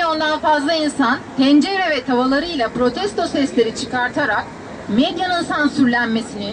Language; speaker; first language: Turkish; native; Turkish